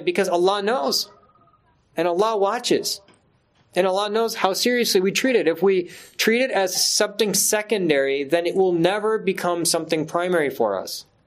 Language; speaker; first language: English; native; English